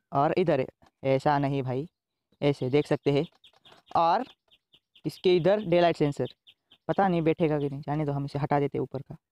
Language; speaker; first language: Hindi; native; Hindi